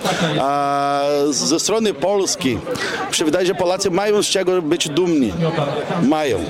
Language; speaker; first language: Polish; non-native, fluent; Portuguese